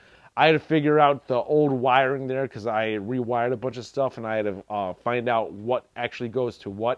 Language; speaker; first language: English; native; English